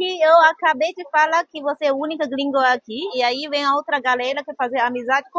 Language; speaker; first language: Portuguese; non-native, fluent; Chinese